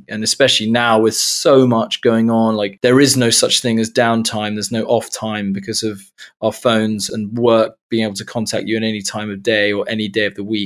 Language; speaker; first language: English; native; English